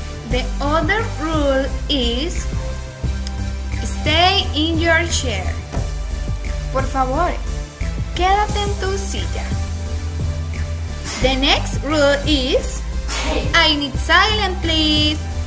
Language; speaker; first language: English; non-native, fluent; Spanish